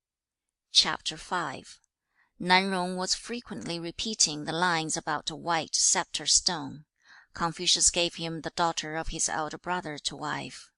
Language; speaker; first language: English; non-native, fluent; Chinese